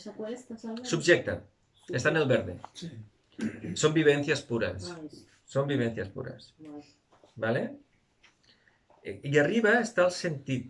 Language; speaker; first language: Catalan; native; Catalan